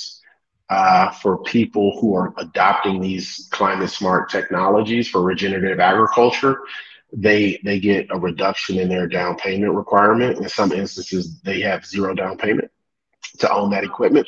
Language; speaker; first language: English; native; English